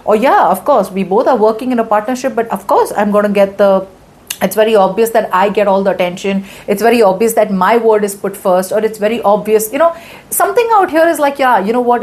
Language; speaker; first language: English; non-native, local second language; Hindi